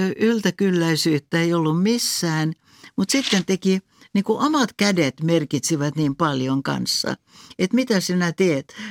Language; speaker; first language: Finnish; non-native, local second language; Swedish